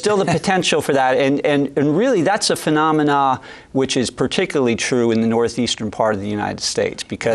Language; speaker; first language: English; native; English